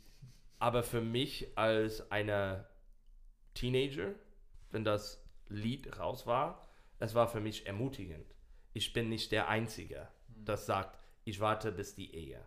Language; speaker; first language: German; non-native, learner; English